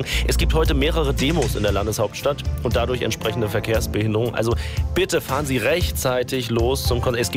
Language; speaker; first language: German; native; German